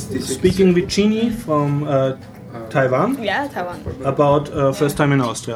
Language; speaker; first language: English; non-native, fluent; German